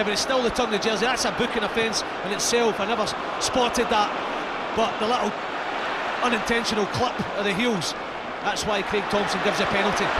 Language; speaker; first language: English; native; English